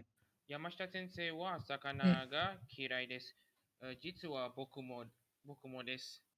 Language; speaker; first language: Japanese; non-native, learner; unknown